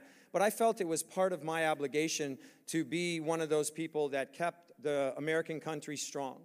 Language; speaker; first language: English; native; English